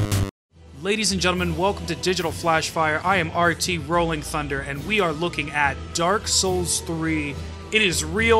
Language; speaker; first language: English; native; English